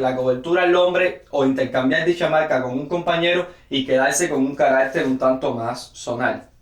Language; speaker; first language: Spanish; native; Spanish